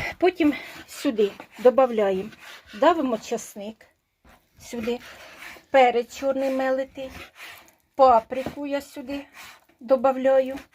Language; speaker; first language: Ukrainian; native; Ukrainian